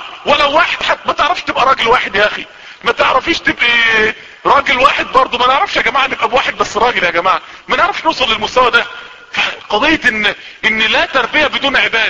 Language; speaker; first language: Arabic; native; Arabic